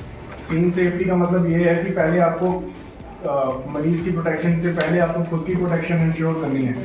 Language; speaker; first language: Hindi; native; Hindi